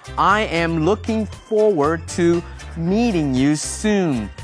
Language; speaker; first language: English; non-native, fluent; Chinese